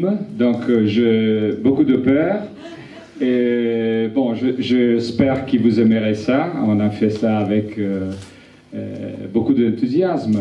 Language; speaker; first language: French; non-native, learner; Italian